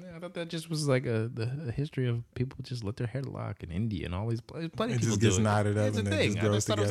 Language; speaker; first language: English; native; English